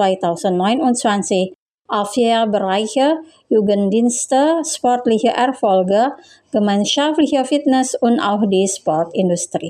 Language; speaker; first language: German; non-native, fluent; Indonesian